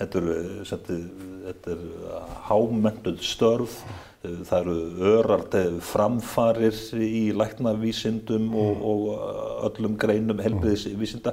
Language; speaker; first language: Icelandic; native; Icelandic